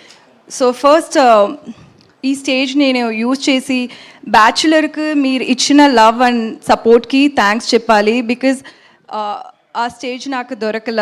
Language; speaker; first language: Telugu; non-native, learner; Tamil